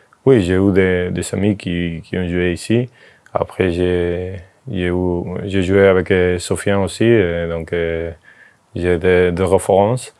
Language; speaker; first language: French; non-native, fluent; Spanish